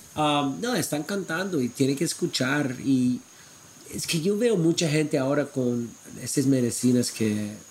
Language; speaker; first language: Spanish; non-native, fluent; English